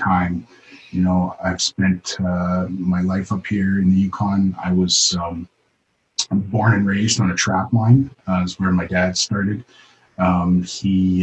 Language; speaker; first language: English; native; English